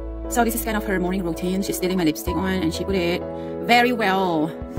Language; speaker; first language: English; non-native, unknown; Indonesian